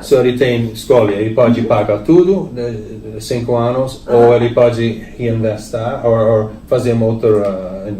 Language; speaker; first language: Portuguese; non-native, learner; English